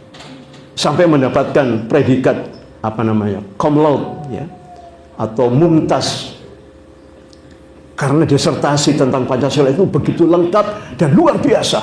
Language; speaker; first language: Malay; non-native, local second language; Javanese